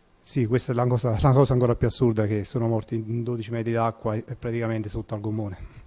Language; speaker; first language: Italian; native; Italian